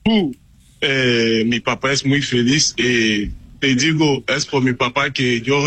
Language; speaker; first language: Spanish; non-native, learner; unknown